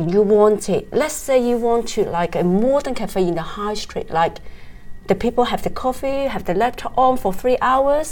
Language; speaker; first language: English; non-native, local second language; Cantonese